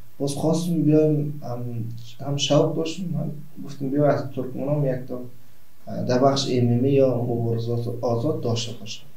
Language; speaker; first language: Persian; non-native, local second language; Turkmen